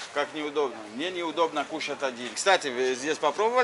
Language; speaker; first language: Russian; non-native, learner; English